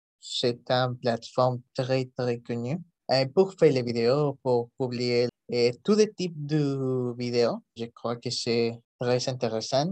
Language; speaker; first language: French; non-native, learner; Spanish